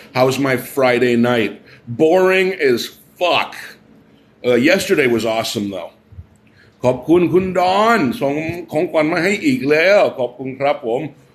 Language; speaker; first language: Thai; non-native, fluent; English